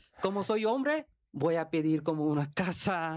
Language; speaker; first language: Spanish; non-native, learner; Bangla